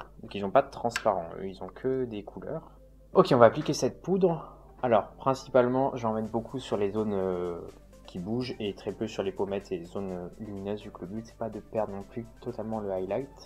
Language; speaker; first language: French; native; French